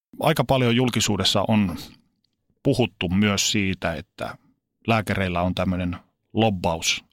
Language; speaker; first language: Finnish; native; Finnish